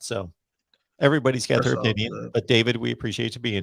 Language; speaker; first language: English; native; English